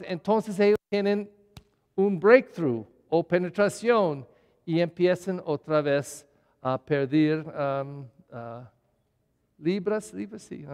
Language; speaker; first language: Spanish; non-native, learner; English